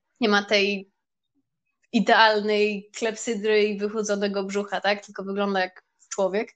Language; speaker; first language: Polish; early bilingual, heritage; Polish